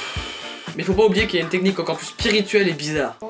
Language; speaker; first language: French; native; French